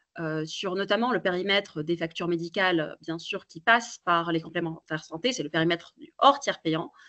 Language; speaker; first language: French; native; French